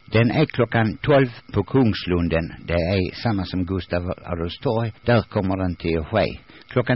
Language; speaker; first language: Swedish; native; Swedish